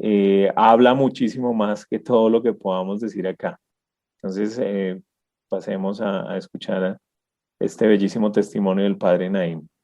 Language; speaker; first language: Spanish; native; Spanish